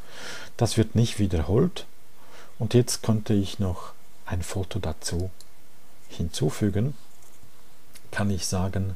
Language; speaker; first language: German; non-native, fluent; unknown